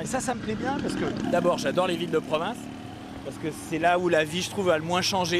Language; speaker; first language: French; native; French